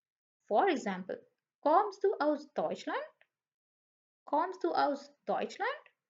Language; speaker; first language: German; non-native, fluent; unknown